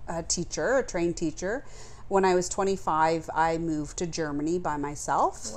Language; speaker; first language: English; native; English